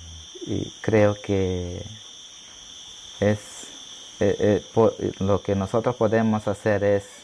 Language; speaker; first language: Spanish; non-native, local second language; Shipibo-Conibo